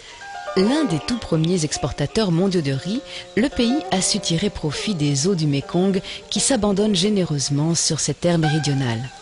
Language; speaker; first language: French; native; French